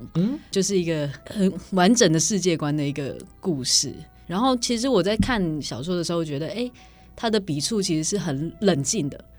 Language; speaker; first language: Chinese; native; Chinese